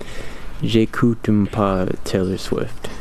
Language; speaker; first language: French; non-native, learner; English